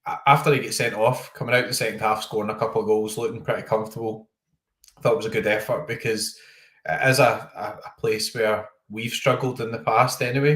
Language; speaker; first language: English; native; English